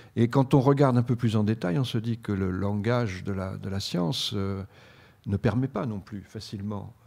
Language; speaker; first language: French; native; French